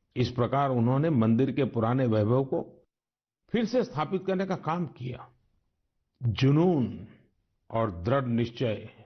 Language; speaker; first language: Hindi; non-native, local second language; Gujarati